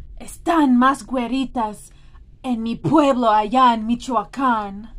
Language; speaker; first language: Spanish; non-native, fluent; English